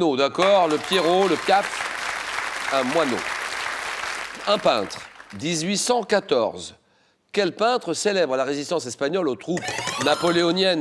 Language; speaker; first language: French; native; French